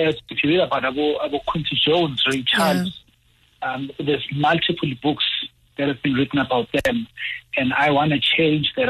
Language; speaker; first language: English; non-native, local second language; Zulu